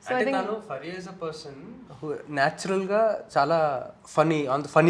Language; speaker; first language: Telugu; native; Telugu